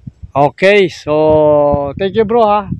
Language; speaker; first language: English; non-native, learner; Filipino